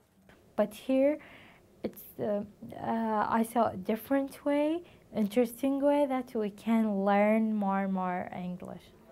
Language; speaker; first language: English; non-native, learner; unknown